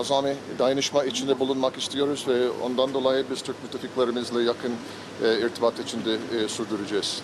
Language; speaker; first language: Turkish; non-native, fluent; English